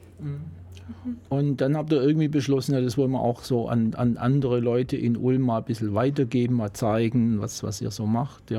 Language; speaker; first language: German; native; German